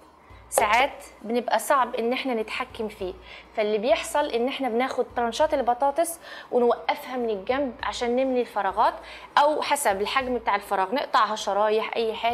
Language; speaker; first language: Arabic; native; Arabic